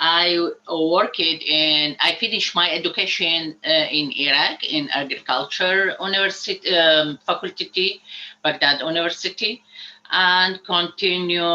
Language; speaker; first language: English; non-native, learner; Arabic